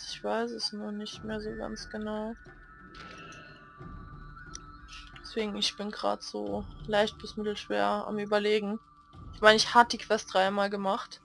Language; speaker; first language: German; native; German